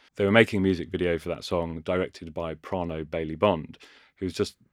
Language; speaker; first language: English; native; English